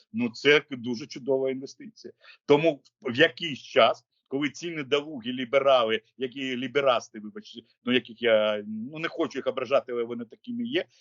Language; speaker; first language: Ukrainian; native; Ukrainian